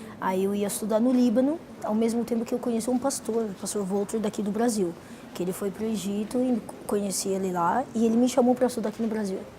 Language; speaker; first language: Portuguese; non-native, fluent; Arabic